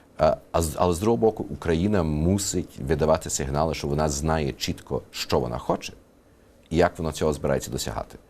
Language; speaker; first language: Ukrainian; early bilingual, heritage; Ukrainian